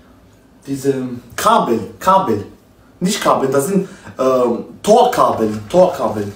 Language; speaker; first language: German; non-native, learner; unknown